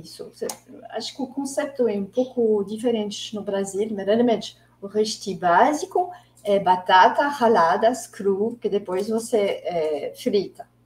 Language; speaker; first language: Portuguese; non-native, fluent; French